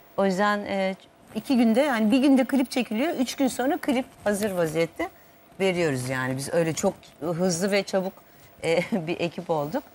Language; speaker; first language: Turkish; native; Turkish